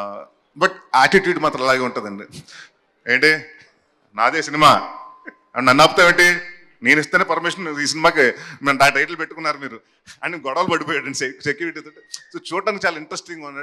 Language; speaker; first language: Telugu; native; Telugu